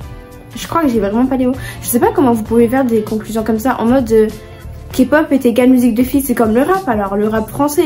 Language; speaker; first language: French; native; French